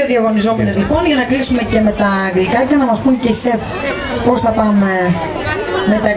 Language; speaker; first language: Greek; native; Greek